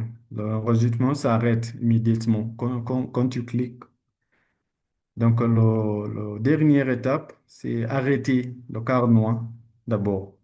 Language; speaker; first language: French; non-native, learner; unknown